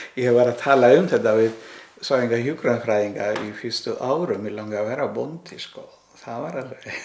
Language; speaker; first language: Icelandic; non-native, fluent; Marathi